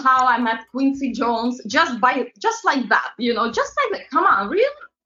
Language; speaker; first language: English; non-native, fluent; Latvian